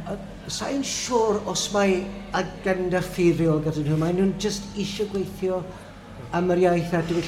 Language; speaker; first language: Welsh; non-native, fluent; English